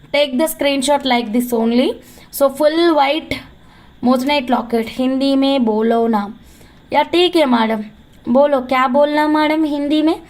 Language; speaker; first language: Hindi; non-native, local second language; Telugu